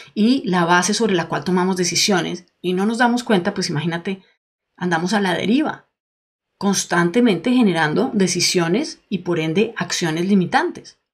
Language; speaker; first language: Spanish; native; Spanish